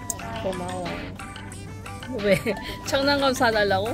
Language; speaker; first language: Korean; non-native, fluent; Filipino